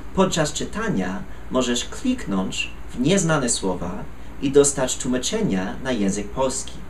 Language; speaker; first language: Polish; non-native, fluent; English